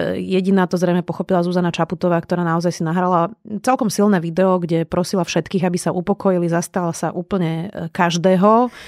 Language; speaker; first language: Slovak; native; Slovak